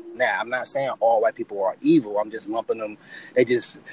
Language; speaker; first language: English; native; English